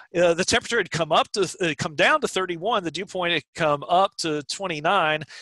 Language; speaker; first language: English; native; English